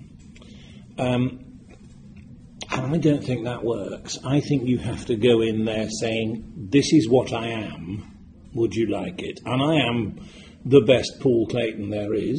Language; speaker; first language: English; native; English